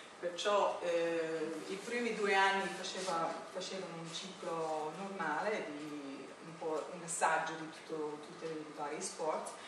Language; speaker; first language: Italian; non-native, fluent; English